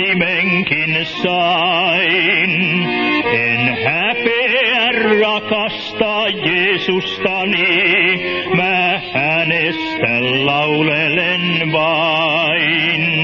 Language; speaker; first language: Finnish; native; Finnish